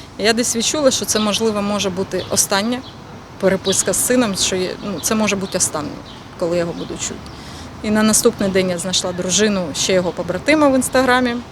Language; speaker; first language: Ukrainian; non-native, local second language; Russian